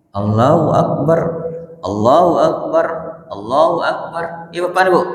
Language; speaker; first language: Malay; non-native, local second language; Minangkabau